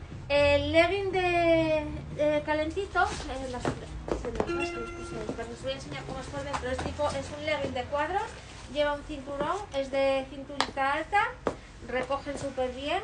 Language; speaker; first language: Spanish; native; Spanish